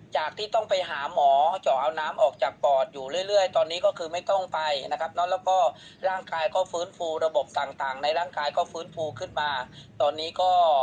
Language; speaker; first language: Thai; native; Thai